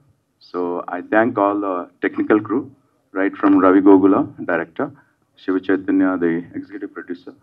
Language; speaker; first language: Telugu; native; Telugu